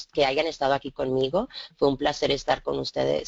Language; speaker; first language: Spanish; native; Spanish